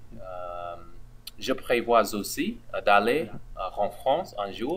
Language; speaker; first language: French; non-native, learner; English